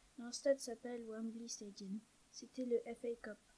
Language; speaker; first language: French; non-native, learner; German